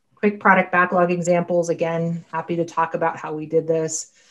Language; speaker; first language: English; native; English